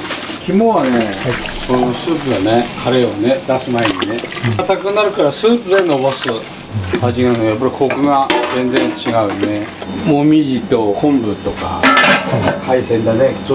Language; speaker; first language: Japanese; native; Japanese